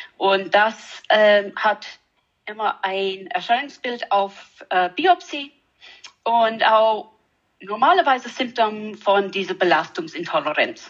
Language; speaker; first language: German; non-native, learner; English